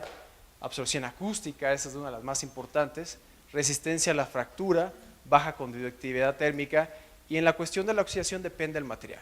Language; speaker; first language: Spanish; native; Spanish